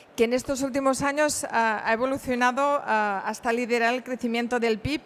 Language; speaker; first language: Spanish; non-native, local second language; Catalan